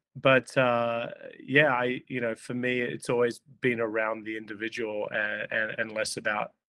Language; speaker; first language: English; native; English